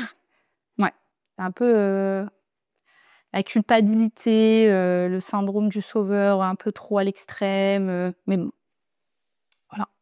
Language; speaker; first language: French; native; French